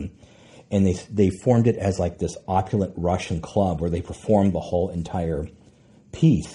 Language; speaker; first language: English; native; English